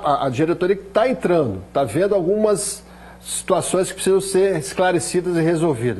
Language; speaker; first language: Portuguese; native; Portuguese